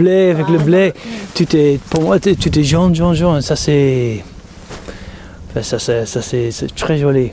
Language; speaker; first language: French; non-native, fluent; English